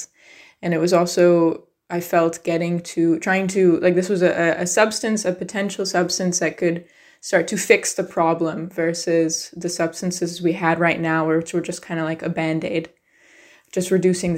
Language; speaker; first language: English; native; English